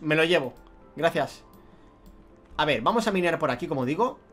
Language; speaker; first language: Spanish; native; Spanish